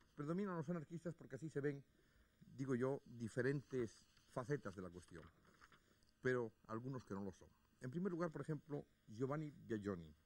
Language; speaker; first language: Spanish; native; Spanish